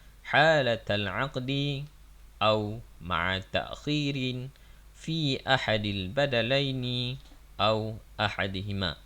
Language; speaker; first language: Arabic; non-native, fluent; Malay